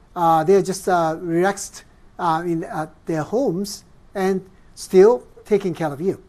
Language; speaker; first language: English; non-native, fluent; Japanese